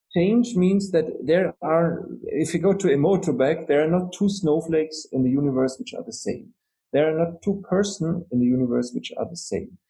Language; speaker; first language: English; non-native, fluent; German